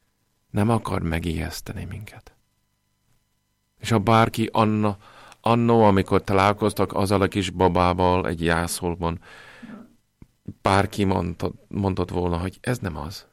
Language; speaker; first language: Hungarian; non-native, fluent; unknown